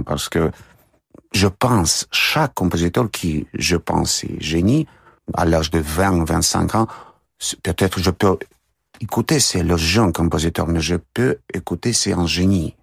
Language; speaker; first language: French; non-native, fluent; Russian